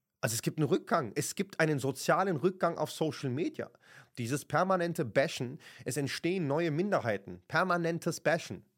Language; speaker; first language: German; early bilingual, other home language; Kurdish